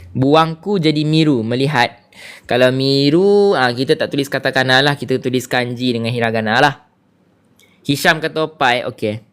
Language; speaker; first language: Malay; native; Malay